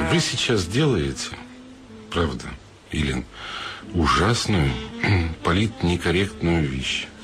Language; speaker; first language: Russian; native; Russian